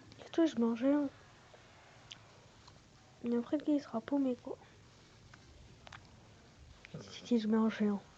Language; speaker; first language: French; native; French